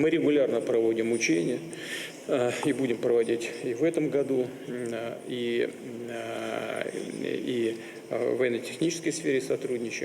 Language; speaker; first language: Russian; native; Russian